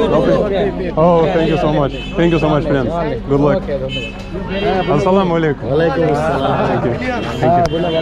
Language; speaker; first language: English; non-native, learner; Lithuanian